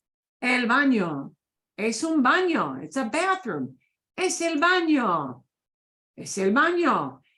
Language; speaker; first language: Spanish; non-native, fluent; English